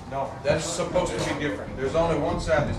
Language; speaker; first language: English; native; English